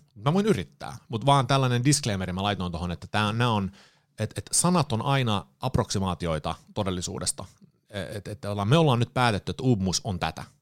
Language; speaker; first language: Finnish; early bilingual, heritage; Finnish